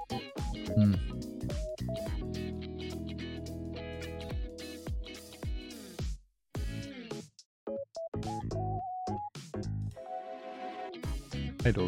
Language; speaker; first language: English; non-native, fluent; German